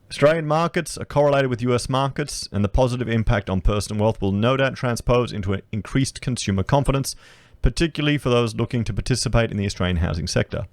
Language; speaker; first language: English; native; English